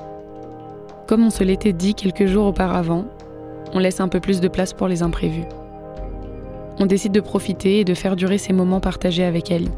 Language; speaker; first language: French; native; French